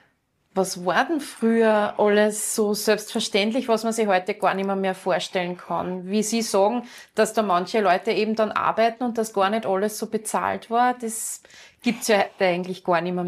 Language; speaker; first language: German; native; German